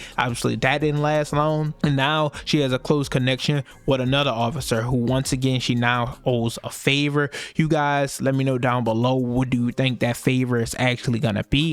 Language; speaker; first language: English; native; English